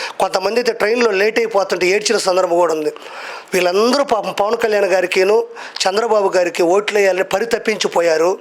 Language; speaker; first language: Telugu; native; Telugu